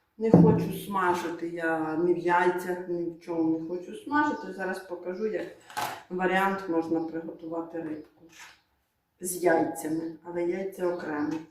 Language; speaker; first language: Ukrainian; native; Ukrainian